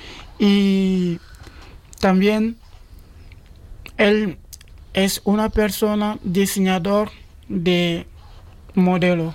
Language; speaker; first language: Spanish; non-native, learner; Bambara